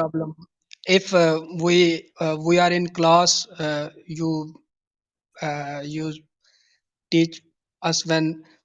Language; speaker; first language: English; non-native, learner; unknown